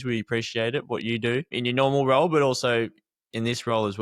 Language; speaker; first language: English; native; English